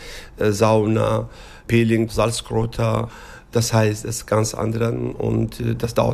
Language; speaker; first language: German; non-native, learner; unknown